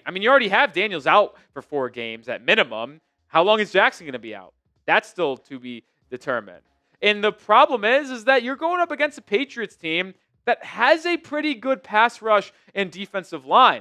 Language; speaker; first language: English; native; English